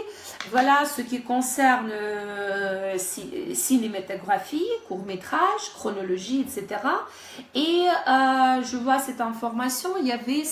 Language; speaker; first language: French; non-native, fluent; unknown